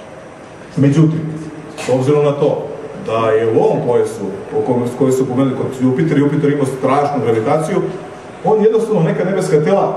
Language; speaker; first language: Serbian; native; Serbian